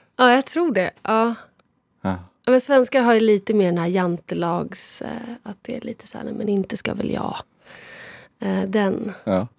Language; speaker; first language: Swedish; native; Swedish